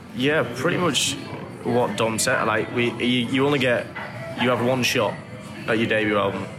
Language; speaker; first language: English; native; English